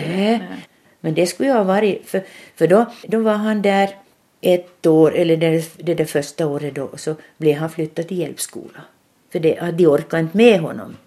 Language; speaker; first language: Swedish; native; Swedish